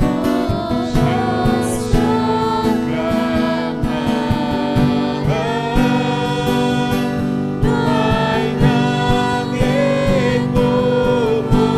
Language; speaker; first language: Spanish; native; Spanish